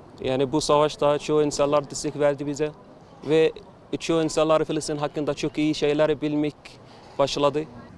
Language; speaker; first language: Turkish; non-native, fluent; Arabic